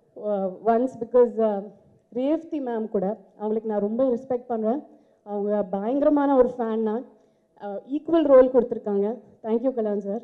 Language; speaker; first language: Tamil; non-native, fluent; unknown